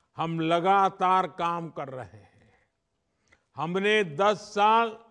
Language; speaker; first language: Hindi; non-native, local second language; Gujarati